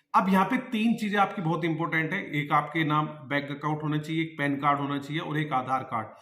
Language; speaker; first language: Hindi; native; Hindi